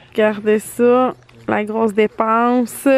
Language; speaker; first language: French; native; French